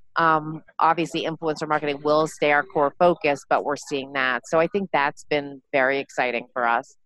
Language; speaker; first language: English; native; English